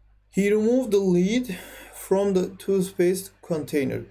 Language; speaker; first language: English; non-native, fluent; Azerbaijani